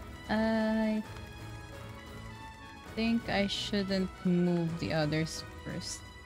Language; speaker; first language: English; non-native, local second language; Filipino